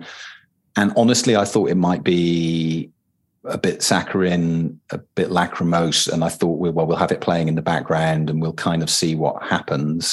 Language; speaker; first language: English; native; English